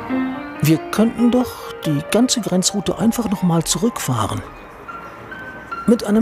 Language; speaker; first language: German; native; German